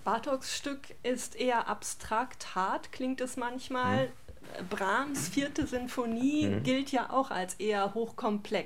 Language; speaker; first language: German; native; German